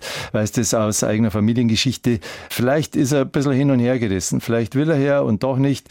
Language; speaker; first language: German; native; German